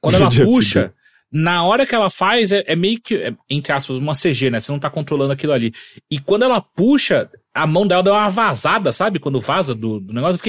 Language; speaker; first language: Portuguese; native; Portuguese